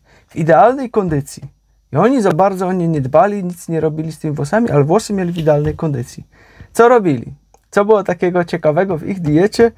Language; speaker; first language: Polish; native; Polish